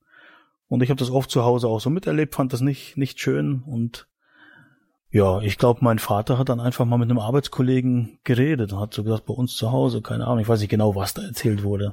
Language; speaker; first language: German; native; German